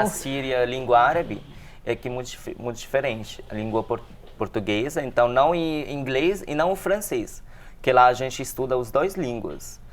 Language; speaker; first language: Portuguese; non-native, learner; Arabic